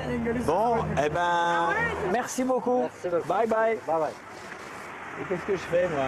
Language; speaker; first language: French; native; French